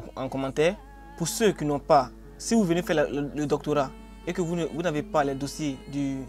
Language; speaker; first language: French; non-native, local second language; Akan